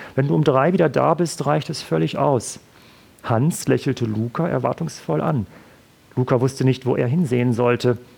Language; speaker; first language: German; native; German